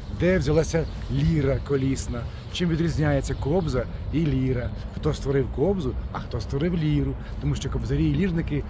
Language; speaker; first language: Ukrainian; native; Ukrainian